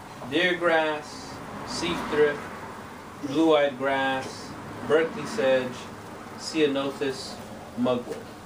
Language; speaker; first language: English; native; English